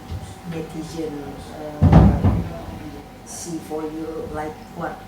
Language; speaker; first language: English; non-native, local second language; Indonesian